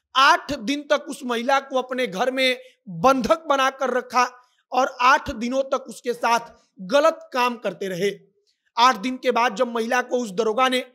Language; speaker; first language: Hindi; native; Hindi